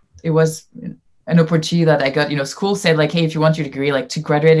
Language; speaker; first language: English; non-native, fluent; French